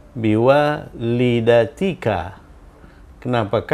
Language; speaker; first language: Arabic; non-native, fluent; Indonesian